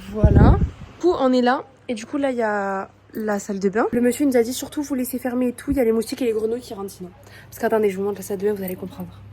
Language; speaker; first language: French; native; French